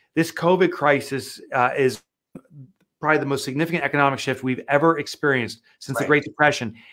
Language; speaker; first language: English; native; English